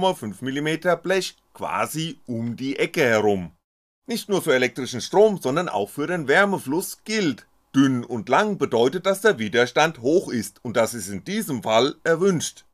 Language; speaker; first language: German; native; German